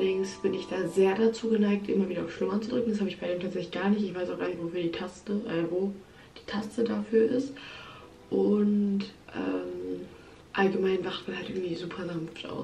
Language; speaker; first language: German; native; German